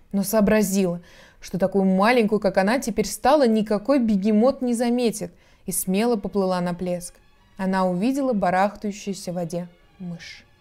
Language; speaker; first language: Russian; native; Russian